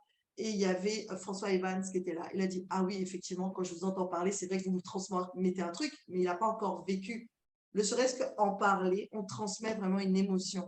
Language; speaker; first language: French; native; French